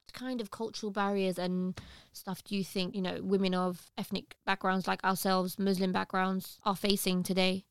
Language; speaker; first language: English; early bilingual, other home language; Arabic